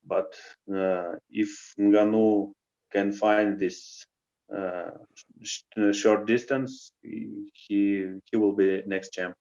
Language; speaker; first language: English; non-native, learner; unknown